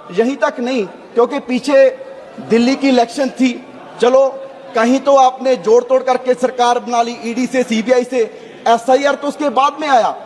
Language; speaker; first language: Hindi; non-native, local second language; Punjabi